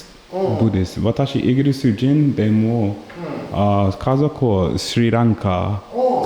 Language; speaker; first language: Japanese; non-native, learner; English